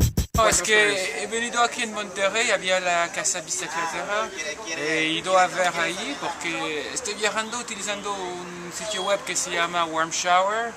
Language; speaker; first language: Spanish; non-native, fluent; French